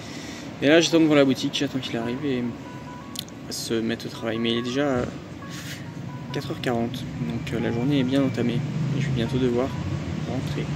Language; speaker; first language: French; native; French